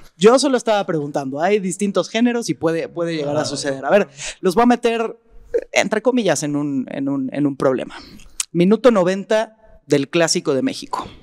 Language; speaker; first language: Spanish; native; Spanish